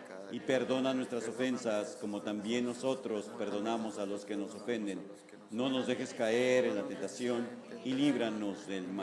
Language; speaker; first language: Spanish; native; Spanish